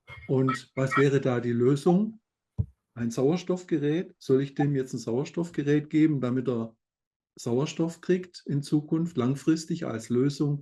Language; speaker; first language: German; native; German